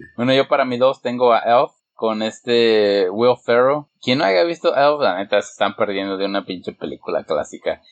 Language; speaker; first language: Spanish; early bilingual, heritage; Spanish